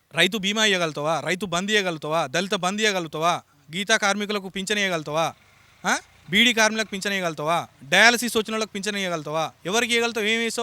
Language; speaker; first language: Telugu; native; Telugu